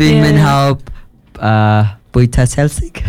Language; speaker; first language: Welsh; non-native, learner; English